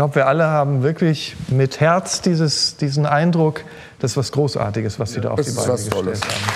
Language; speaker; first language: German; native; German